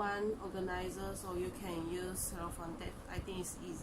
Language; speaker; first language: English; non-native, local second language; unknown